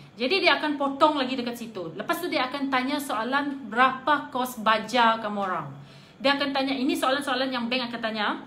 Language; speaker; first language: Malay; non-native, local second language; Iban